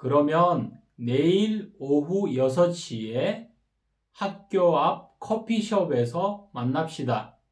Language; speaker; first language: Korean; non-native, fluent; Kyrgyz